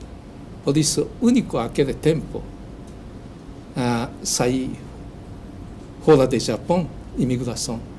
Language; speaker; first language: Portuguese; non-native, learner; Japanese